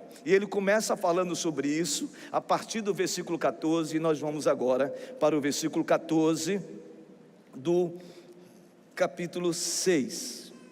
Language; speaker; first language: Portuguese; native; Portuguese